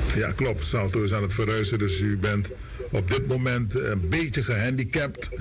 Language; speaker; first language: Dutch; native; Dutch